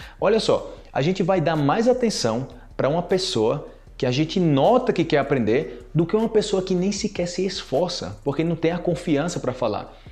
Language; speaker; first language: Portuguese; native; Portuguese